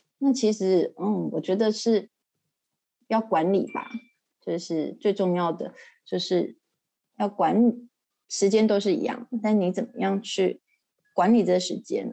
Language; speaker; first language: Chinese; native; Chinese